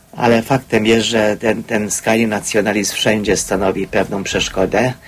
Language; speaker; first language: Polish; non-native, fluent; Hungarian